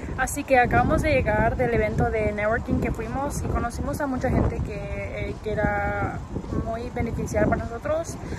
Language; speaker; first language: Spanish; early bilingual, heritage; Spanish